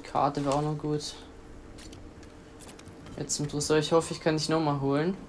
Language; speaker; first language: German; native; German